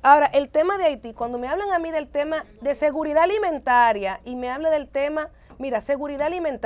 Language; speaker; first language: Spanish; native; Spanish